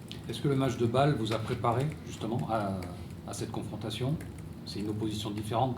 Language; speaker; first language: French; native; French